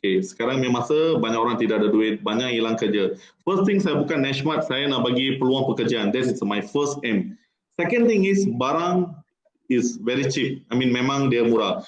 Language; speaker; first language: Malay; non-native, local second language; Tamil